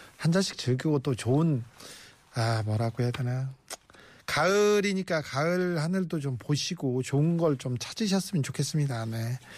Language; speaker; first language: Korean; native; Korean